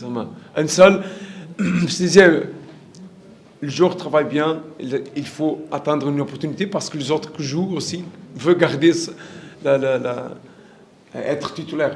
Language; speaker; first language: French; non-native, learner; Portuguese